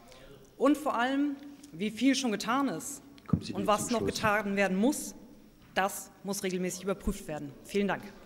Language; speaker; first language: German; native; German